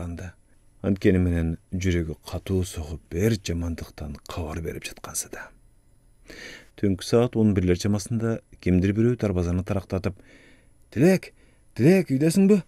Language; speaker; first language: Kyrgyz; native; Kyrgyz